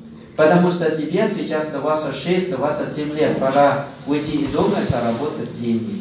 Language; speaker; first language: Russian; non-native, learner; Thai